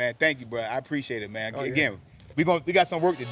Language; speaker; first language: English; native; English